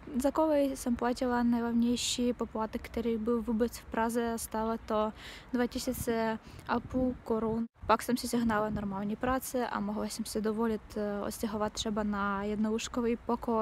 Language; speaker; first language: Czech; non-native, learner; Russian